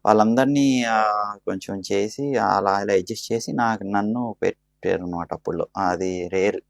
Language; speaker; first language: Telugu; early bilingual, heritage; Telugu